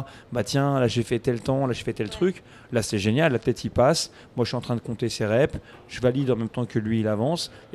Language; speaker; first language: French; native; French